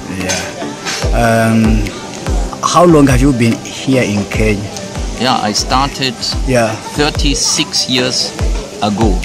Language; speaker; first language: English; non-native, fluent; German